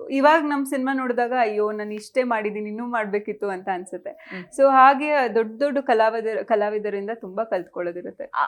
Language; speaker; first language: Kannada; native; Kannada